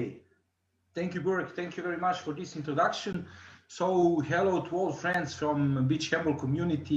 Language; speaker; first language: English; non-native, fluent; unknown